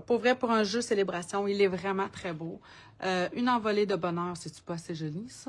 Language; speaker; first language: French; native; French